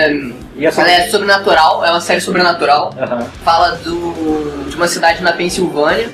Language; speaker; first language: Portuguese; native; Portuguese